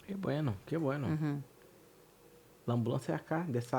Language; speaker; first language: Spanish; non-native, fluent; Portuguese